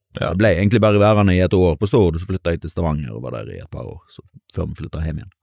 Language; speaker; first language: Norwegian; native; Norwegian